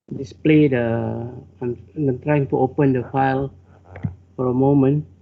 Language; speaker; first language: English; non-native, local second language; Malay